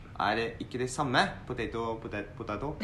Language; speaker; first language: Norwegian; non-native, fluent; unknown